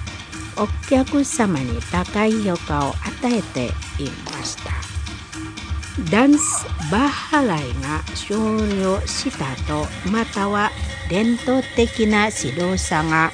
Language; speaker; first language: Japanese; non-native, learner; Indonesian